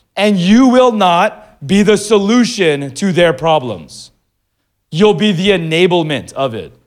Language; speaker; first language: English; early bilingual, other home language; Filipino